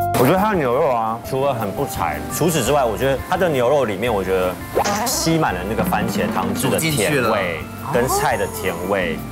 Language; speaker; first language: Chinese; native; Chinese